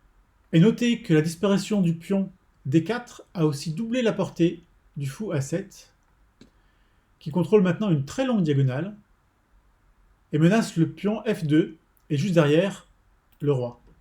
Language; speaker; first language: French; native; French